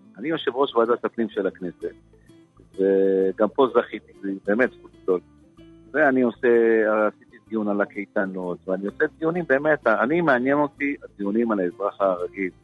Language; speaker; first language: Hebrew; native; Hebrew